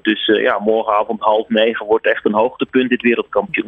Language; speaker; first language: Dutch; native; Dutch